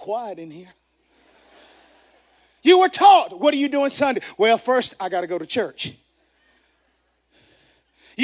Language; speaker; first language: English; native; English